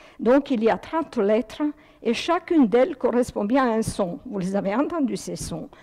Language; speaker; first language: French; early bilingual, other home language; Croatian